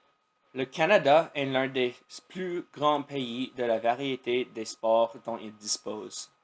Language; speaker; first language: French; non-native, learner; English